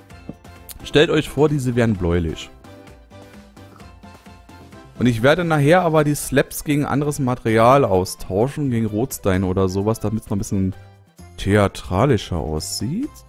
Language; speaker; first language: German; native; German